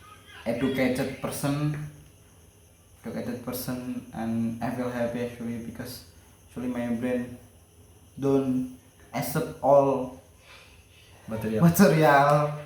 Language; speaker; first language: English; non-native, learner; Indonesian